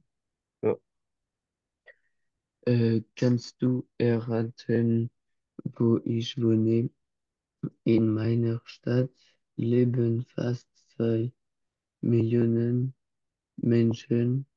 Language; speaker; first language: German; non-native, learner; French